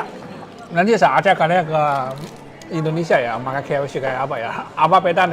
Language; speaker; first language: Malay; non-native, fluent; Chinese